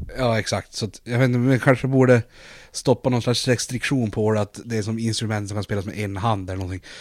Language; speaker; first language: Swedish; native; Swedish